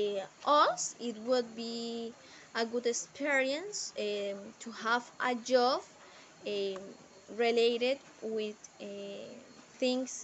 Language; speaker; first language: English; non-native, learner; Spanish